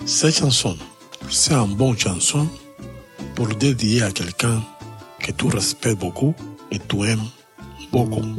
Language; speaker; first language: French; non-native, learner; Spanish